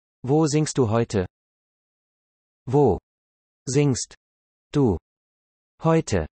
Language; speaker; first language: German; non-native, learner; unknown